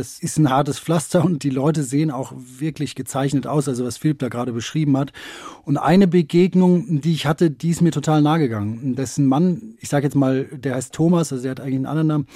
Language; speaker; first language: German; native; German